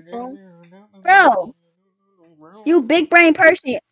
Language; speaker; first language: English; native; English